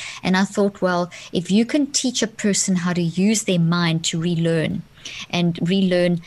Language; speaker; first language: English; native; English